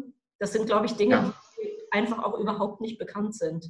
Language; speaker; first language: German; native; German